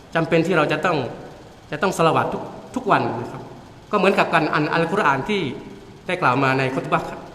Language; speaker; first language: Thai; non-native, local second language; Malay